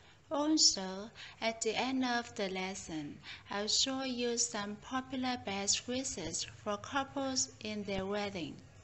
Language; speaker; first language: English; non-native, fluent; Vietnamese